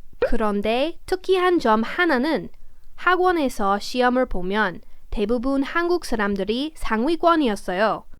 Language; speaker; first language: Korean; non-native, fluent; English